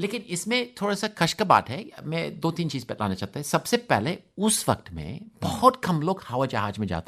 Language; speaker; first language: Hindi; non-native, fluent; English